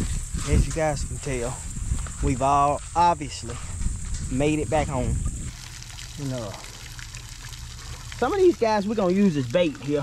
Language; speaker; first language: English; native; English